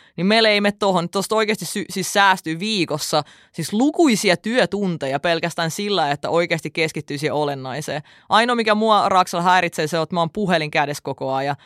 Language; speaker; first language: Finnish; early bilingual, other home language; Russian